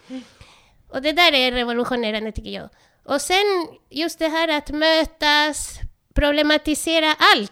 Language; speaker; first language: Swedish; non-native, fluent; Spanish